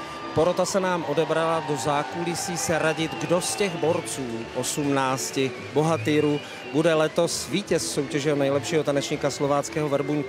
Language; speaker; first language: Czech; native; Czech